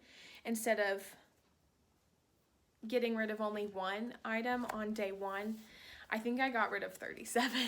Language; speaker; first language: English; native; English